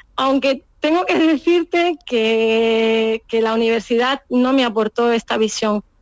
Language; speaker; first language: Spanish; native; Spanish